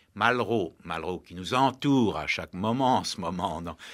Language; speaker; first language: French; native; French